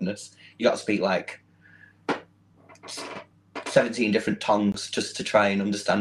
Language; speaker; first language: English; native; English